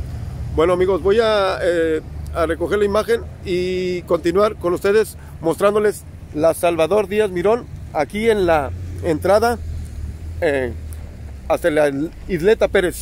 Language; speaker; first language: Spanish; native; Spanish